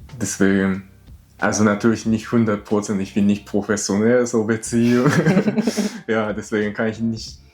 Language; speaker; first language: German; non-native, learner; Japanese